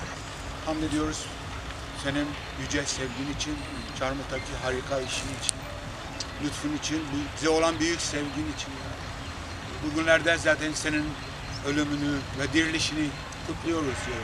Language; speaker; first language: Turkish; native; Turkish